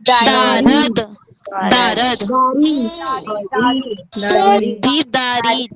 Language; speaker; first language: Persian; non-native, learner; Urdu